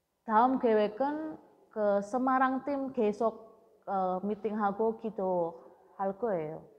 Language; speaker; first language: Korean; non-native, learner; Indonesian